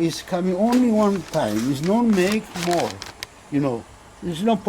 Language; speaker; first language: English; non-native, learner; Greek